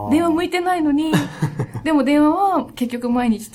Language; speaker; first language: Japanese; native; Japanese